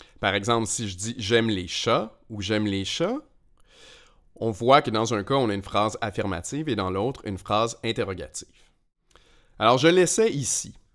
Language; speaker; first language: French; native; French